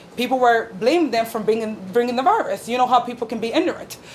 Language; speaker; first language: English; native; English